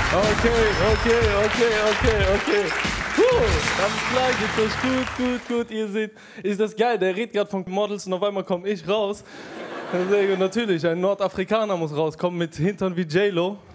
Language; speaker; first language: German; native; German